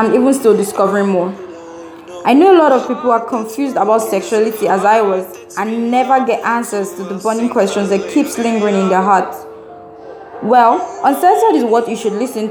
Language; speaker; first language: English; non-native, local second language; Yoruba